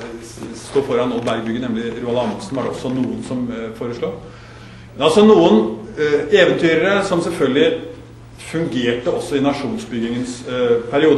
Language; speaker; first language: Norwegian; native; Norwegian